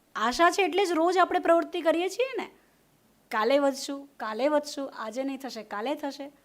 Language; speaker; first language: Gujarati; non-native, local second language; Hindi